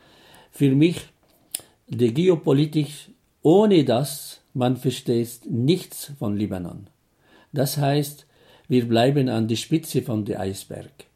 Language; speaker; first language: German; non-native, fluent; Arabic